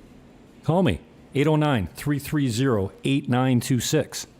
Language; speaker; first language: English; native; English